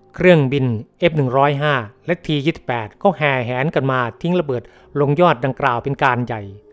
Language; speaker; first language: Thai; native; Thai